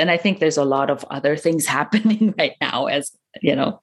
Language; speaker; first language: English; non-native, fluent; German